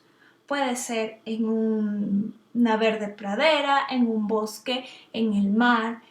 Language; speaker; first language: Spanish; native; Spanish